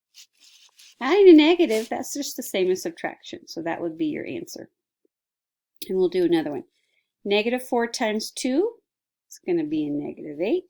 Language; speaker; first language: English; native; English